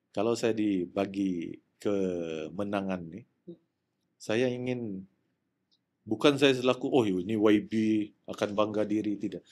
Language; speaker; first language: Malay; native; Malay